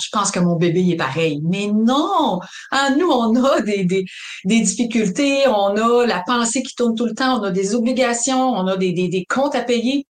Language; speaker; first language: French; native; French